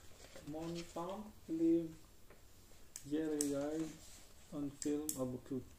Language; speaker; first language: French; non-native, learner; Filipino